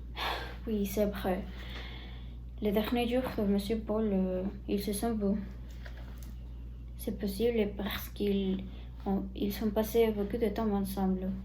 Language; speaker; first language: French; non-native, learner; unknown